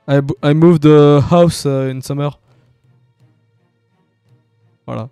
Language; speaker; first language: English; non-native, learner; French